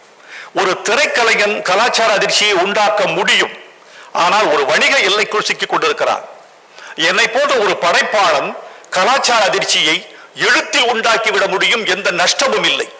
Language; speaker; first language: Tamil; native; Tamil